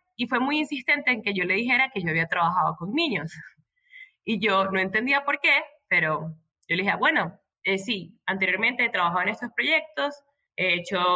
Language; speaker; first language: Spanish; native; Spanish